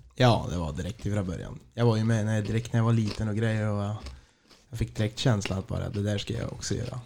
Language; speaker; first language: Swedish; early bilingual, other home language; Dutch